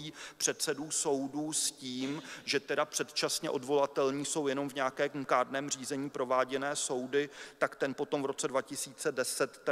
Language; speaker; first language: Czech; native; Czech